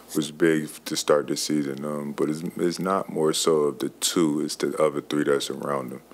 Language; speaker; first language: English; native; English